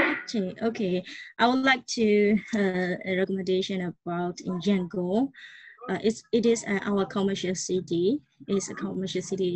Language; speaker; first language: English; non-native, learner; Burmese